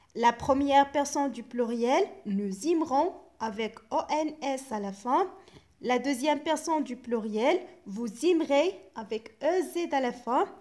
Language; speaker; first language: French; non-native, local second language; Arabic